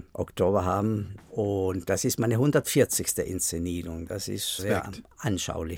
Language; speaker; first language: German; non-native, fluent; Spanish